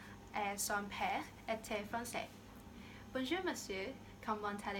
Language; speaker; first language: French; non-native, learner; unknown